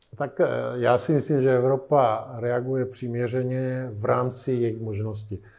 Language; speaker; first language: Czech; non-native, fluent; Italian